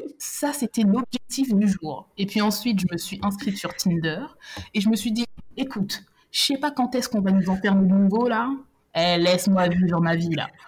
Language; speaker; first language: French; native; French